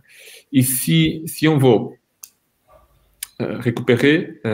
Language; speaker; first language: French; non-native, fluent; Portuguese